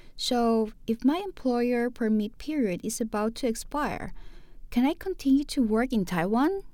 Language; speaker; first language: English; non-native, local second language; Filipino